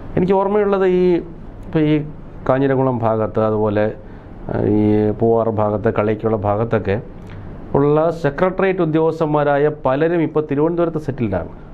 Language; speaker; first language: Malayalam; native; Malayalam